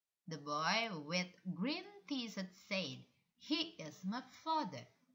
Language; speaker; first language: English; non-native, fluent; Indonesian